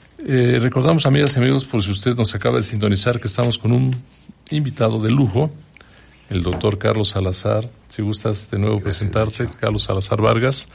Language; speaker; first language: Spanish; native; Spanish